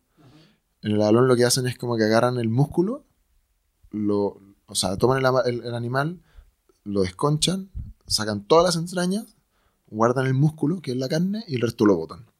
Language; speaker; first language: Spanish; native; Spanish